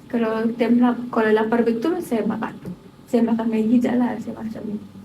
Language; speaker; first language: Malay; native; Malay